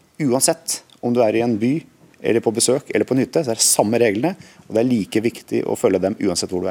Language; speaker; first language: Norwegian; native; Norwegian